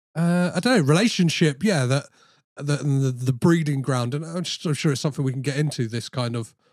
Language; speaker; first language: English; early bilingual, other home language; Greek